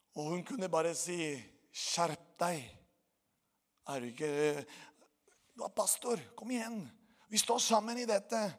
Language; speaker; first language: Norwegian; non-native, fluent; Portuguese